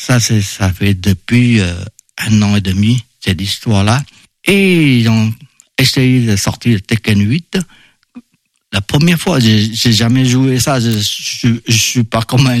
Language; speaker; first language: French; non-native, fluent; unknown